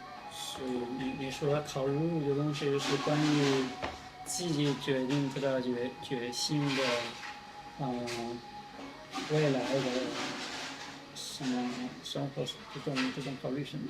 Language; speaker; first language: Chinese; non-native, learner; Spanish